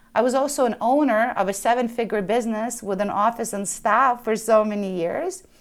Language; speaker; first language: English; early bilingual, other home language; Ukrainian